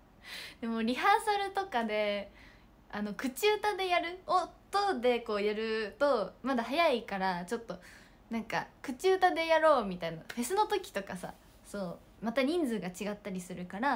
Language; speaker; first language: Japanese; native; Japanese